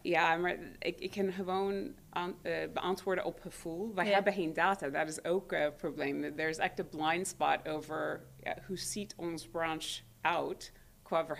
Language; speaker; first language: Dutch; non-native, fluent; English